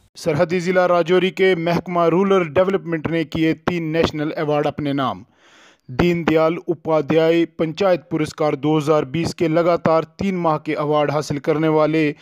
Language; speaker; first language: Urdu; non-native, local second language; Kashmiri